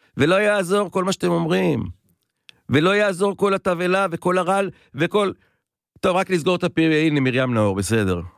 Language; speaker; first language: Hebrew; native; Hebrew